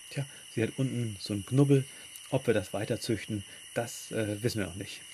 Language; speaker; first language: German; native; German